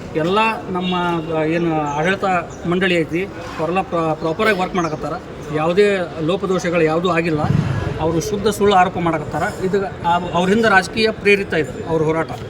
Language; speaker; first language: Kannada; native; Kannada